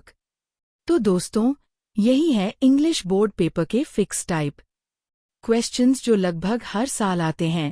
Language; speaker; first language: Hindi; native; Hindi